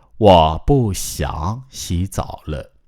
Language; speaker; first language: Chinese; non-native, fluent; Burmese